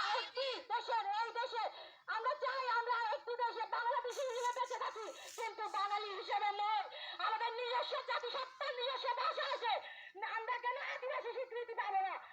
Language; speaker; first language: Bangla; non-native, local second language; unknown